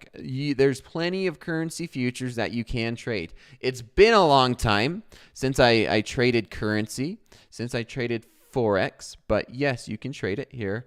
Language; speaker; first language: English; native; English